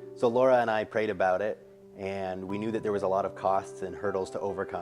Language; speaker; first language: English; native; English